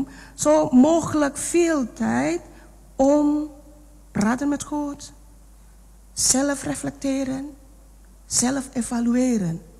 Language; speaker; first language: Dutch; non-native, fluent; Indonesian